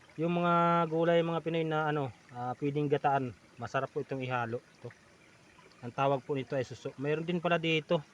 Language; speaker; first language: Filipino; non-native, local second language; Bikol